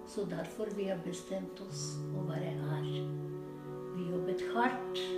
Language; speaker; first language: Norwegian; non-native, fluent; Macedonian